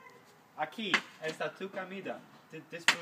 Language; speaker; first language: Spanish; non-native, learner; English